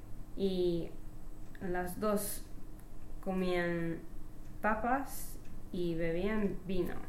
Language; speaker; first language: Spanish; non-native, learner; English